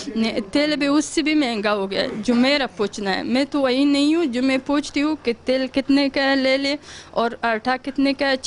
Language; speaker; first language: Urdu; non-native, learner; Pashto